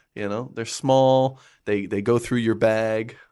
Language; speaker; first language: English; native; English